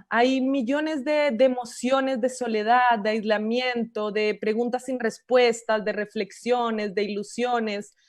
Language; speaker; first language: Spanish; native; Spanish